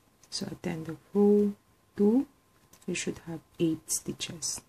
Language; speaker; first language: English; non-native, fluent; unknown